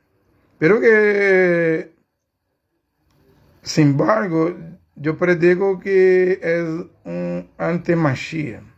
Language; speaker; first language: Spanish; non-native, learner; Portuguese